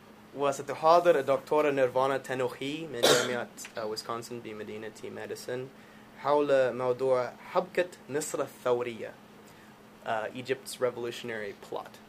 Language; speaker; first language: Arabic; non-native, fluent; English